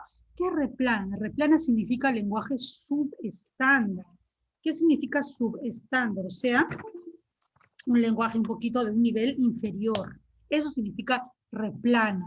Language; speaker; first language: Spanish; native; Spanish